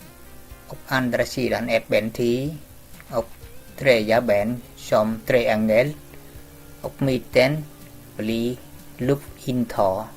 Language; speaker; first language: Swedish; non-native, learner; Vietnamese